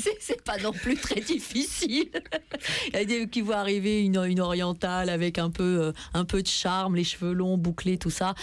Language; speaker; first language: French; early bilingual, other home language; Persian